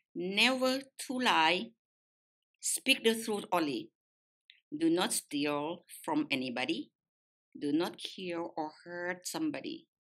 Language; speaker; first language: English; non-native, fluent; Lao